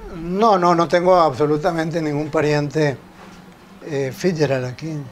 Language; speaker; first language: Spanish; native; Spanish